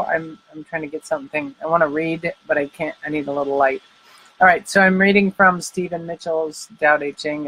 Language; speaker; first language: English; native; English